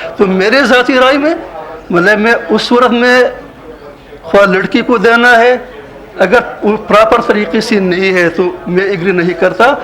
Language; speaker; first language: Urdu; non-native, local second language; Pashto